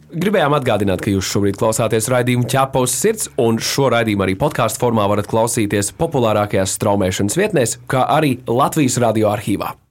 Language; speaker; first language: Latvian; native; Latvian